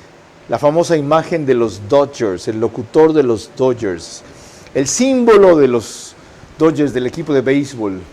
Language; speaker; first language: Spanish; native; Spanish